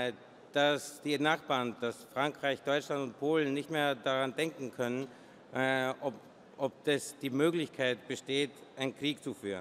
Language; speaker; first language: German; non-native, fluent; Polish